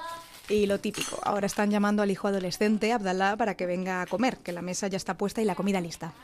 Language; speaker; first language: Spanish; native; Spanish